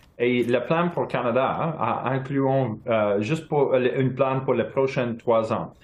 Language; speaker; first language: French; non-native, local second language; English